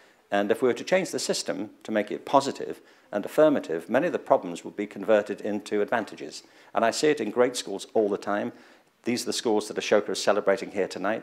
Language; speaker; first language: English; native; English